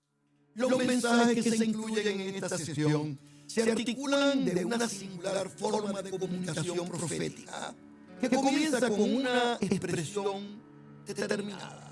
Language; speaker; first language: Spanish; native; Spanish